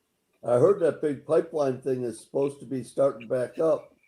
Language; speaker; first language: English; native; English